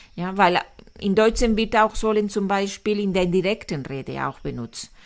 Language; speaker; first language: German; non-native, fluent; Spanish